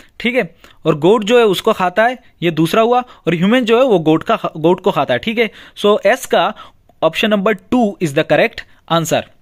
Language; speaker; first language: Hindi; non-native, local second language; Bangla